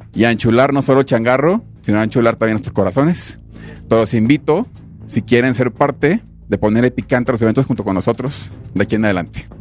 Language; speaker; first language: Spanish; native; Spanish